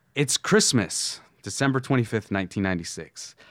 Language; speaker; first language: English; native; English